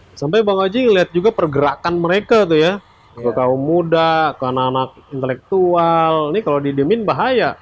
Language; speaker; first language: Indonesian; native; Indonesian